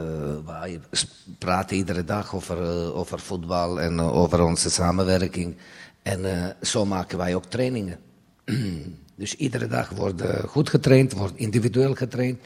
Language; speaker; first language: Dutch; non-native, fluent; Serbian